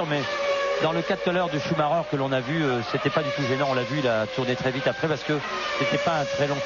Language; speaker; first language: French; native; French